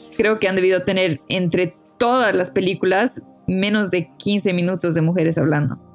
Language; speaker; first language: Spanish; native; Spanish